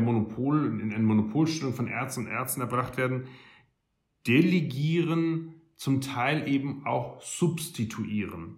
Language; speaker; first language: German; native; German